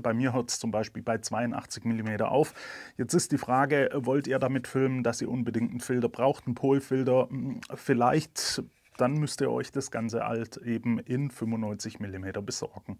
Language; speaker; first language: German; native; German